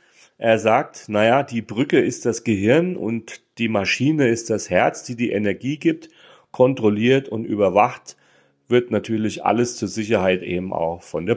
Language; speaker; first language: German; native; German